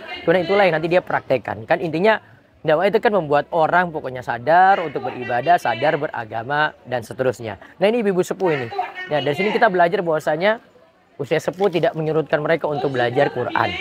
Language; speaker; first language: Indonesian; native; Indonesian